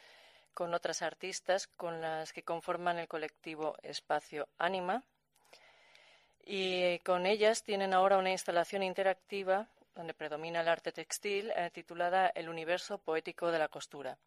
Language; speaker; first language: Spanish; native; Spanish